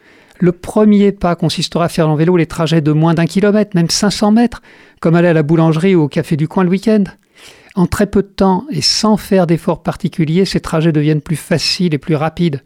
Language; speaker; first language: French; native; French